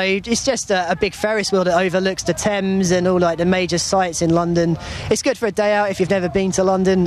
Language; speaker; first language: English; native; English